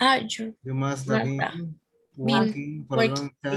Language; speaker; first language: English; non-native, learner; Spanish